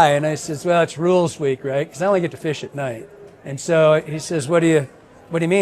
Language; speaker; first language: English; native; English